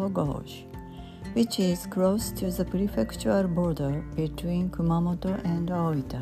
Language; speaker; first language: English; non-native, fluent; Japanese